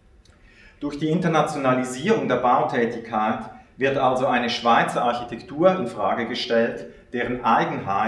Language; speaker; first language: German; native; German